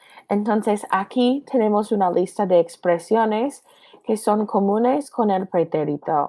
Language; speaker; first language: Spanish; non-native, fluent; English